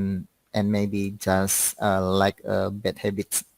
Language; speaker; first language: English; non-native, learner; Indonesian